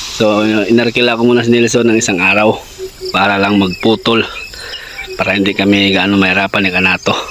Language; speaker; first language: Filipino; non-native, local second language; Cebuano